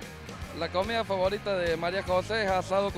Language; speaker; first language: Spanish; native; Spanish